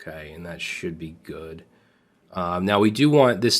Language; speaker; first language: English; native; English